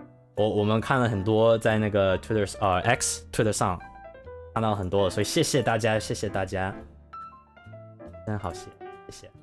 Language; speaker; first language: Chinese; non-native, learner; English